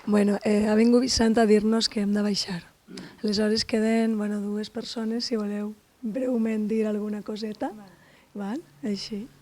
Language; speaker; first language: Catalan; native; Catalan